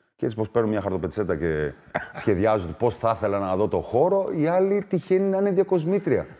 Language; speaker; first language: Greek; early bilingual, other home language; German